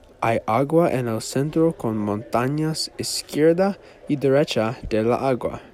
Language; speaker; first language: Spanish; non-native, learner; English